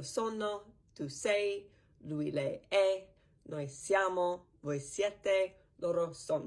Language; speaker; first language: Italian; non-native, fluent; English